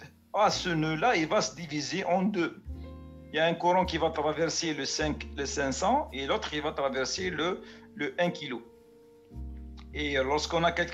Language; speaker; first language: French; native; French